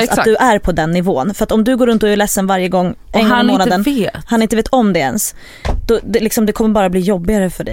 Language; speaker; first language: Swedish; native; Swedish